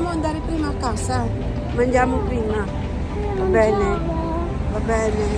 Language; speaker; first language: Italian; non-native, fluent; Filipino